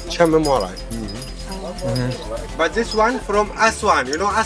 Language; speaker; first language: English; non-native, learner; Arabic